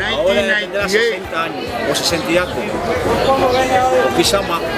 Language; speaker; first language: Spanish; native; Spanish